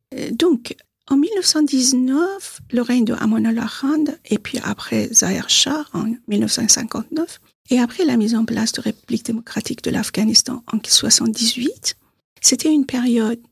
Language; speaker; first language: French; non-native, fluent; Persian